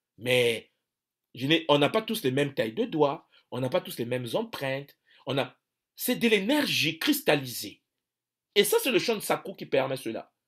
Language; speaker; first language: French; non-native, local second language; Kongo